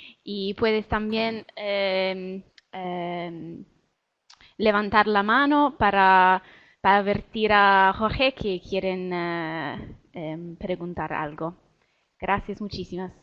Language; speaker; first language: Spanish; non-native, learner; Italian